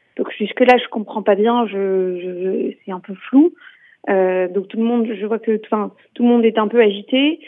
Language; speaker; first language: French; native; French